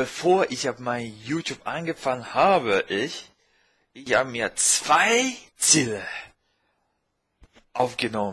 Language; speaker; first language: German; non-native, fluent; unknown